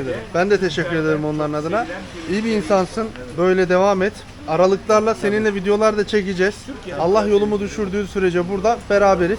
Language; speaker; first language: Turkish; native; Turkish